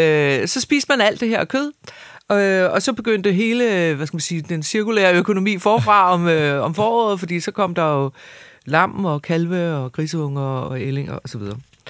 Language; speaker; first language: Danish; native; Danish